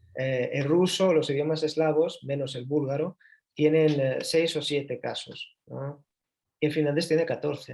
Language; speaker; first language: Spanish; early bilingual, heritage; Spanish